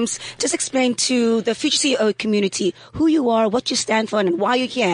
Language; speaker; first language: English; non-native, local second language; Xhosa